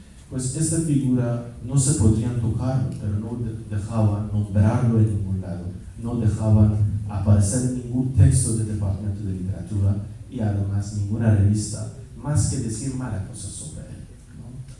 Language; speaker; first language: Spanish; non-native, fluent; Persian